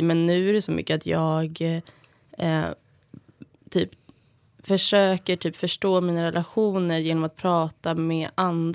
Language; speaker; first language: Swedish; native; Swedish